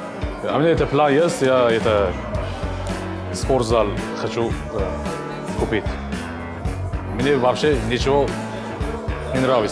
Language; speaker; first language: Russian; non-native, learner; Tajik